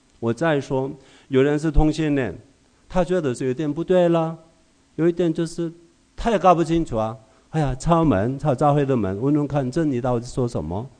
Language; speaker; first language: Chinese; non-native, fluent; Korean